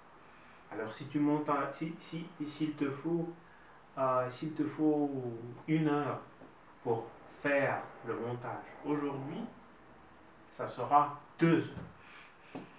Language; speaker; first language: French; non-native, fluent; Russian